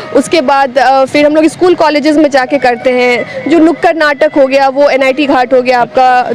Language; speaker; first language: Hindi; native; Hindi